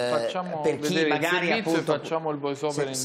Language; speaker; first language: Italian; native; Italian